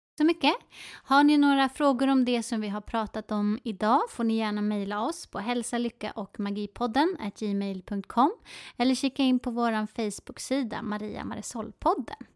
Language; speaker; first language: Swedish; native; Swedish